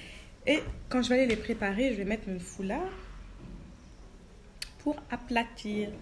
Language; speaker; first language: French; native; French